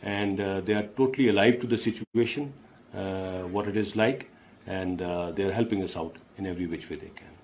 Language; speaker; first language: English; non-native, local second language; Urdu